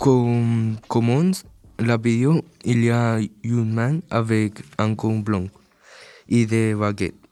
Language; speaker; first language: French; non-native, learner; Spanish